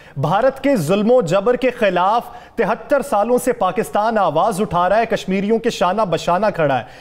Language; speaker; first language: Urdu; native; Urdu